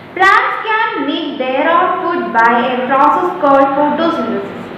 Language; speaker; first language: English; non-native, local second language; Malayalam